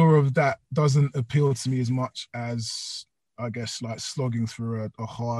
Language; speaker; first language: English; native; English